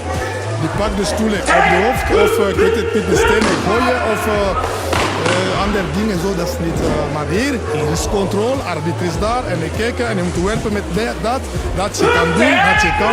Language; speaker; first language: Dutch; non-native, learner; Lingala